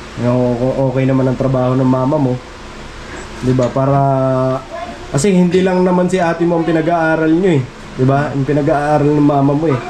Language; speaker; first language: Filipino; non-native, local second language; Waray